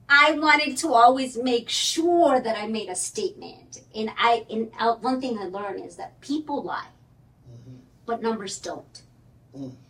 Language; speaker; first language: English; early bilingual, other home language; Spanish